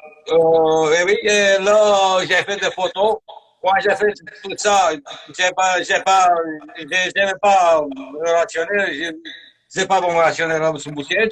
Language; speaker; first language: French; non-native, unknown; Romanian